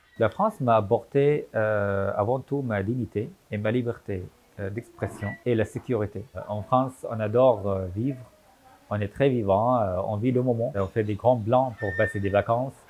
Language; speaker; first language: French; non-native, fluent; Arabic